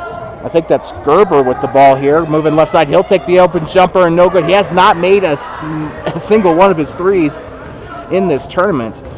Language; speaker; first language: English; native; English